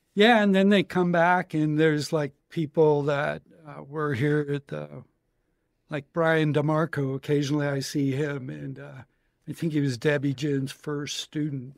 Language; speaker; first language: English; native; English